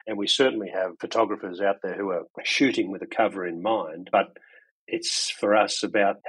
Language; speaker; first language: English; native; English